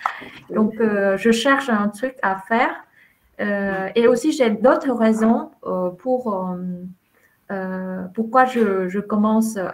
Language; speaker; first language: French; non-native, fluent; Vietnamese